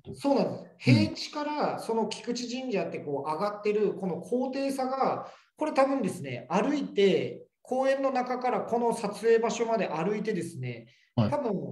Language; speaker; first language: Japanese; native; Japanese